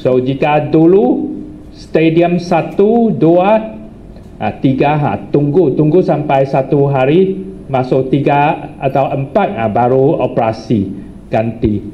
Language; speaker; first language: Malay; non-native, local second language; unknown